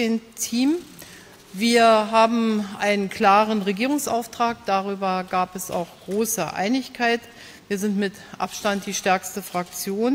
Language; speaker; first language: German; native; German